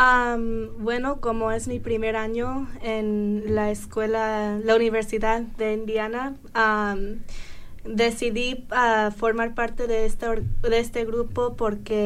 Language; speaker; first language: Spanish; early bilingual, heritage; Spanish